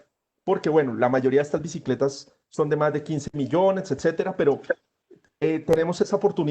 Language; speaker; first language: Spanish; native; Spanish